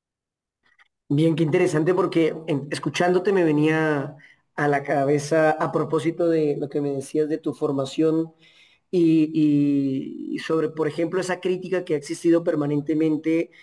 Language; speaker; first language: Spanish; native; Spanish